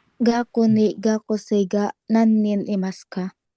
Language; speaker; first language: Japanese; non-native, learner; Filipino